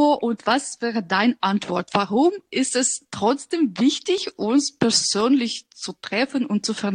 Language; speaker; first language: German; non-native, fluent; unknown